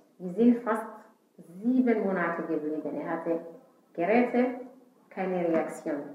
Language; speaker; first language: German; non-native, learner; Fula